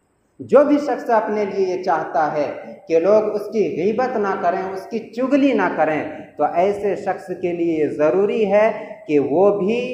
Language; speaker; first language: Urdu; native; Urdu